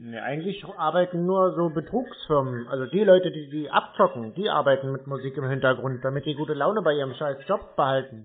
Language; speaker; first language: German; native; German